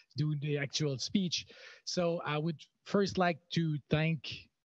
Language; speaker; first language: English; non-native, fluent; French